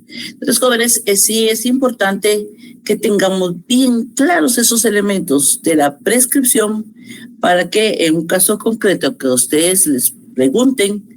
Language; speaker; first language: Spanish; native; Spanish